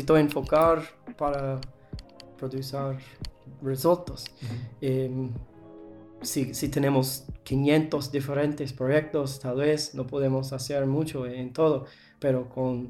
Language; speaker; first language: Spanish; non-native, learner; English